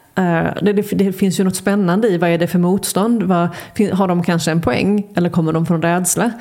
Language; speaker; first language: Swedish; native; Swedish